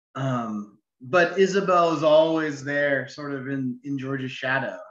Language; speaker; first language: English; native; English